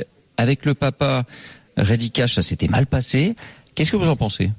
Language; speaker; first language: French; native; French